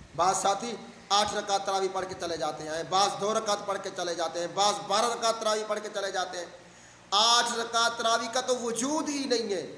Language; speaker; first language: Urdu; non-native, local second language; Saraiki